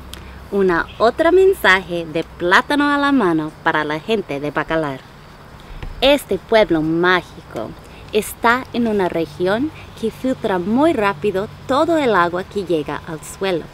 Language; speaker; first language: Spanish; non-native, learner; English